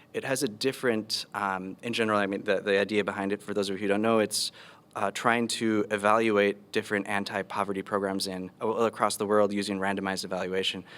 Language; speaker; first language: English; early bilingual, other home language; Spanish